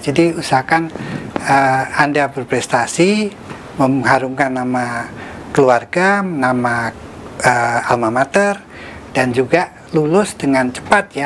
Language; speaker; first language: Indonesian; native; Indonesian